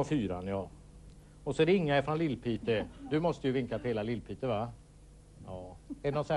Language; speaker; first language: Swedish; native; Swedish